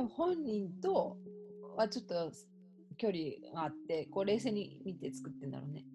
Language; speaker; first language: Japanese; native; Japanese